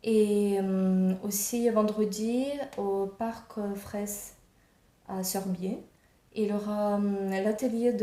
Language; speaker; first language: French; non-native, fluent; Ukrainian